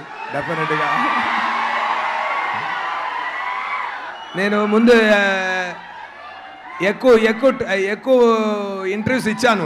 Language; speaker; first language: Telugu; non-native, learner; Tamil